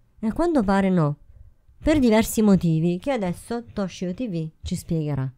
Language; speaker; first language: Italian; native; Italian